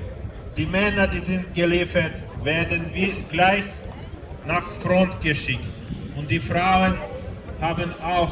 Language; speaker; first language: German; non-native, fluent; Ukrainian